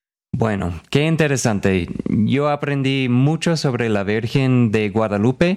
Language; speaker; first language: Spanish; non-native, fluent; English